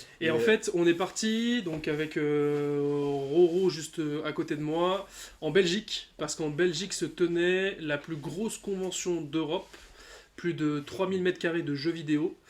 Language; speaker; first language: French; native; French